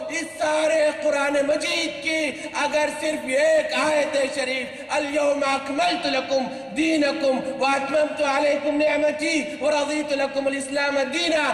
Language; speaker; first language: Urdu; native; Urdu